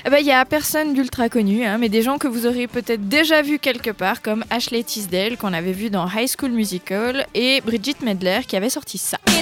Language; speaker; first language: French; native; French